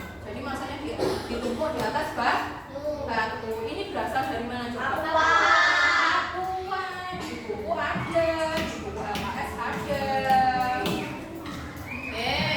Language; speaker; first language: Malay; non-native, local second language; Javanese